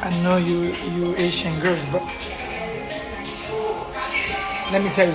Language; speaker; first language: English; non-native, learner; Haitian Creole